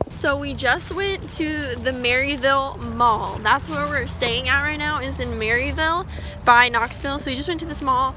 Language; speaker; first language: English; native; English